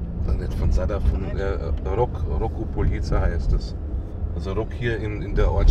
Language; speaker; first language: German; native; German